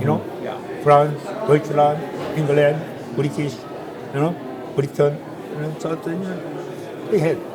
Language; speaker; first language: English; non-native, learner; Korean